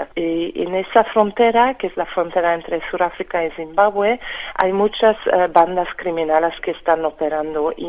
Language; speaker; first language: Spanish; non-native, fluent; French